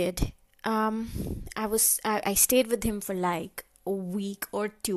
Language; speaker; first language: English; non-native, local second language; Hindi